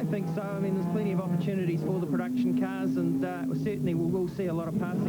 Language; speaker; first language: English; native; English